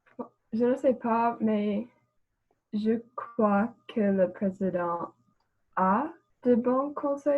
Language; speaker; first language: French; non-native, learner; English